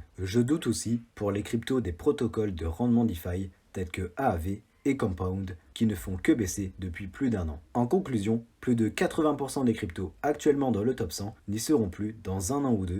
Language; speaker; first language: French; native; French